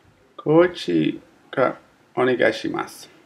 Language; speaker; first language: Japanese; non-native, learner; English